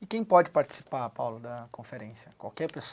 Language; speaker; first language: Portuguese; native; Portuguese